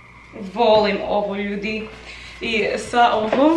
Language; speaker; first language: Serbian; non-native, learner; English